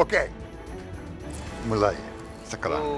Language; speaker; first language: Indonesian; non-native, fluent; English